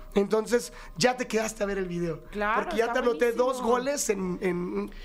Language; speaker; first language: Spanish; native; Spanish